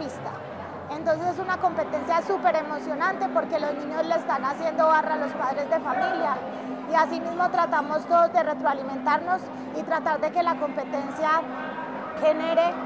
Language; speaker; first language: Spanish; native; Spanish